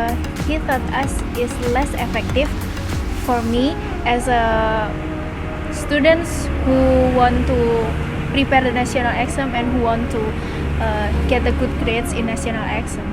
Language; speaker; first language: English; non-native, learner; Indonesian